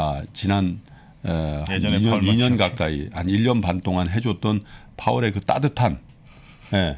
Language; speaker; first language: Korean; native; Korean